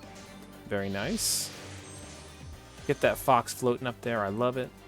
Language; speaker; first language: English; native; English